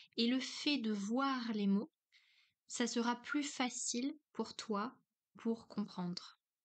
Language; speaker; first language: French; native; French